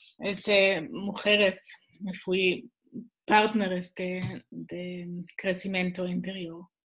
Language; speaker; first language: Spanish; non-native, learner; Swiss German